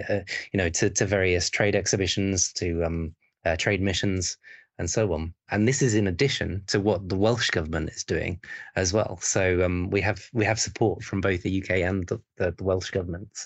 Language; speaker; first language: English; native; English